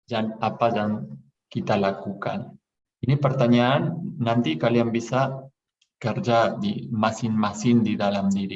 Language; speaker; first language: Indonesian; non-native, fluent; Spanish